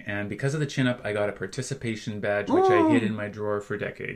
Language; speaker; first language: English; native; English